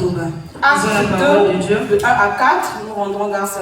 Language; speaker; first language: French; non-native, local second language; Lingala